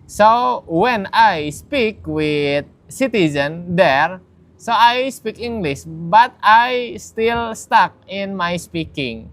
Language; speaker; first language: English; non-native, learner; Indonesian